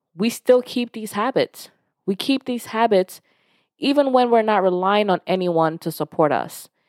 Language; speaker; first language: English; early bilingual, other home language; Yoruba